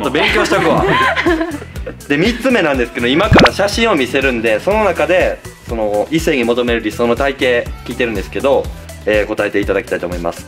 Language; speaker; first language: Japanese; native; Japanese